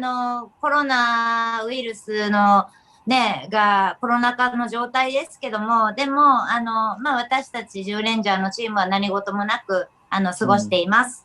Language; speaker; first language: Japanese; native; Japanese